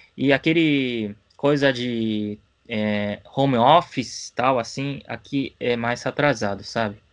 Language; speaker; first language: Portuguese; non-native, fluent; Japanese